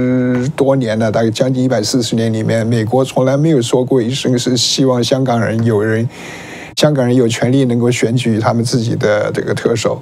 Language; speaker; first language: Chinese; native; Chinese